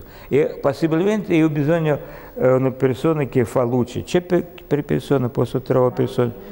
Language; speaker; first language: Italian; non-native, learner; Russian